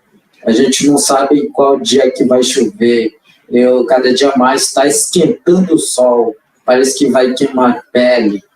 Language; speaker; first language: Portuguese; non-native, local second language; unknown